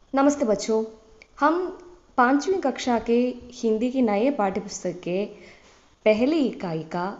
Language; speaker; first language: Hindi; non-native, local second language; Malayalam